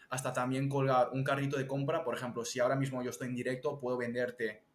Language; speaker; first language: Spanish; early bilingual, other home language; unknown